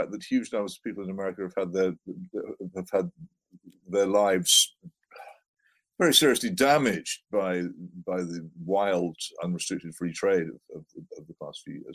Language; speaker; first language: English; native; English